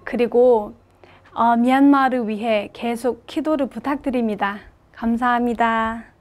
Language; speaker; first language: Korean; non-native, fluent; Burmese